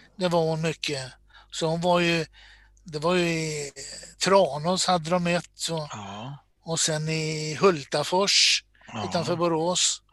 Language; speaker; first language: Swedish; native; Swedish